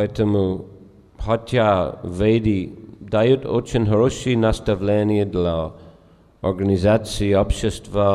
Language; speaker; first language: Russian; non-native, fluent; English